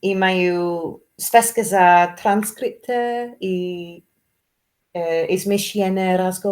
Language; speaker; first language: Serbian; non-native, learner; English